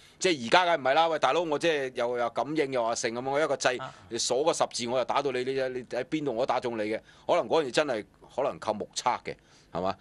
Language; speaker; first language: Cantonese; early bilingual, other home language; Wu Chinese